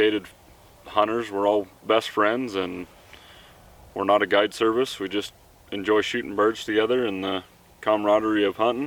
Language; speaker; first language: English; native; English